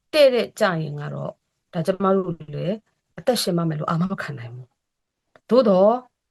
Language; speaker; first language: Burmese; native; Burmese